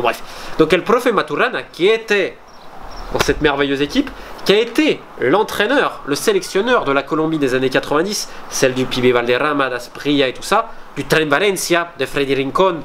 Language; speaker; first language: French; native; French